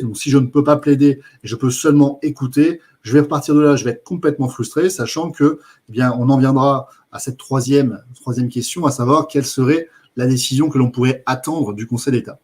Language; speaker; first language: French; native; French